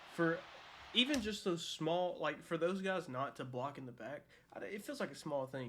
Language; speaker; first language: English; native; English